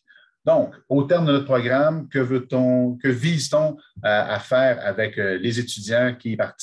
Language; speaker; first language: French; native; French